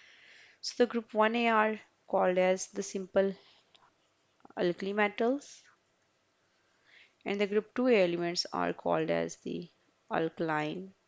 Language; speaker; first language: English; non-native, local second language; Urdu